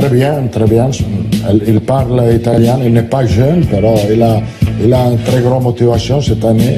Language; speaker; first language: French; non-native, learner; Italian